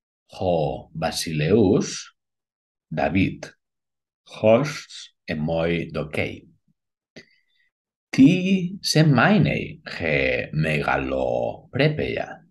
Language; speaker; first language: Greek; non-native, learner; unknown